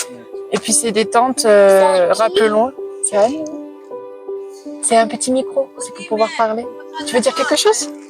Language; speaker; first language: French; native; French